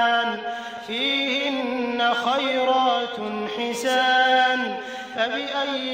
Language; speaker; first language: Arabic; native; Arabic